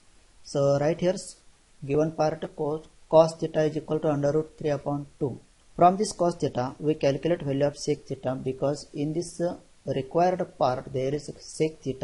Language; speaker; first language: English; non-native, local second language; Marathi